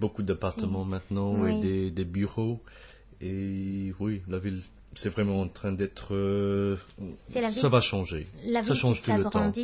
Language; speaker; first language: French; non-native, fluent; English